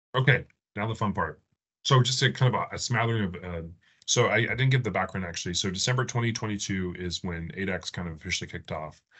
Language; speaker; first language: English; native; English